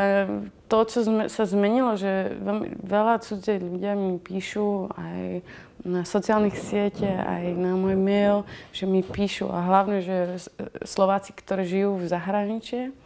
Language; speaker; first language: Slovak; non-native, fluent; Dutch